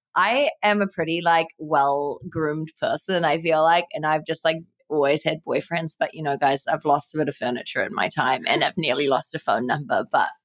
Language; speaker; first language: English; native; English